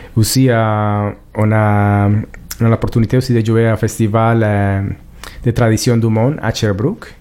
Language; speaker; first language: French; non-native, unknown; Spanish